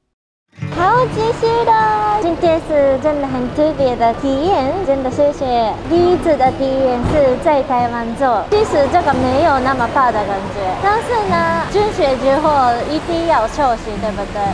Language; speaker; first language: Chinese; non-native, learner; Japanese